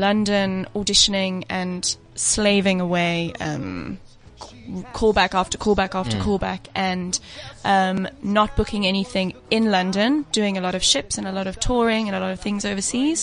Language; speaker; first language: English; native; English